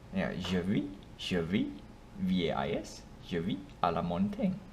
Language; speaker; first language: French; non-native, learner; English